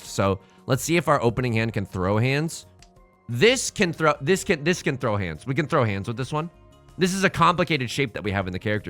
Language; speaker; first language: English; native; English